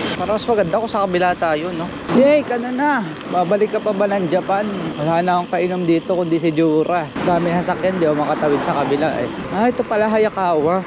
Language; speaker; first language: Filipino; native; Filipino